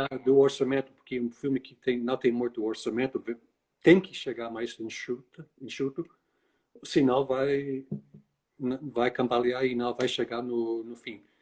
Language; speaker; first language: Portuguese; non-native, fluent; English